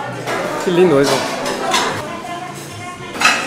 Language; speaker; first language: Spanish; non-native, learner; French